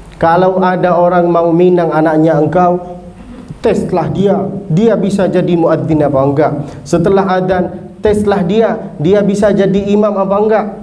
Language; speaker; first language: Malay; non-native, fluent; Arabic